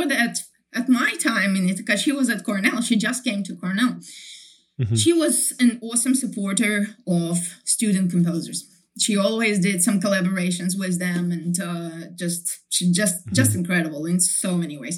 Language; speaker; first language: English; non-native, fluent; Ukrainian